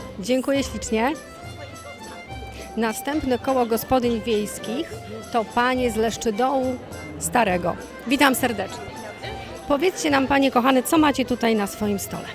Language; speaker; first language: Polish; native; Polish